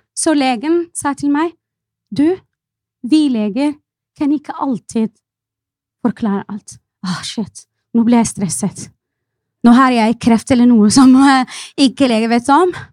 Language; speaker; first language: Norwegian; non-native, fluent; Arabic